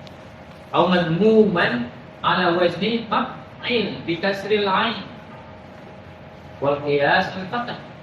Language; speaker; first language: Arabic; non-native, fluent; Malay